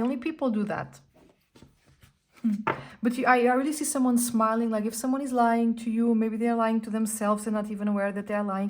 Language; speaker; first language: English; non-native, fluent; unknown